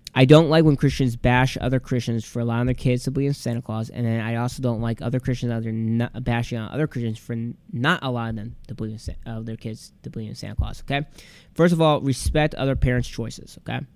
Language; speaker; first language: English; native; English